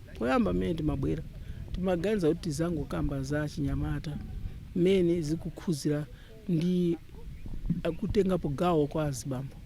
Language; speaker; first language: Nyanja; native; Nyanja